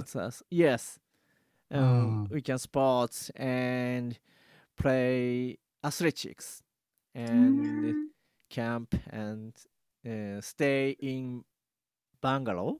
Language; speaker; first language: English; non-native, learner; Japanese